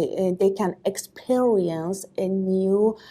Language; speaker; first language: English; non-native, learner; Persian